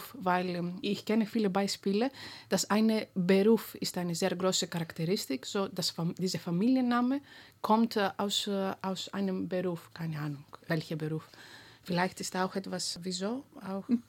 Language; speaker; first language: German; non-native, fluent; Greek